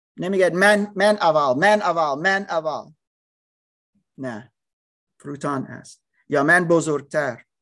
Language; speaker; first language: Persian; non-native, learner; English